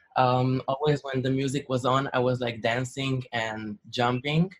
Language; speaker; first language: English; non-native, learner; Slovenian